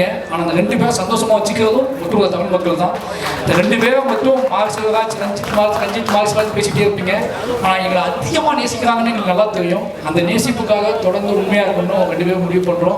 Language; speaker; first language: Tamil; native; Tamil